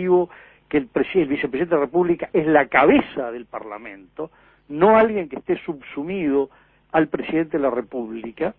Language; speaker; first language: Spanish; native; Spanish